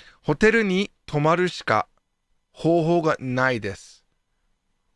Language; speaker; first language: Japanese; non-native, fluent; English